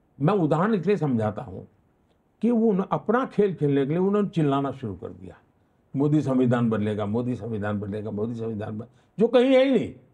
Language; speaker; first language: Hindi; non-native, local second language; Gujarati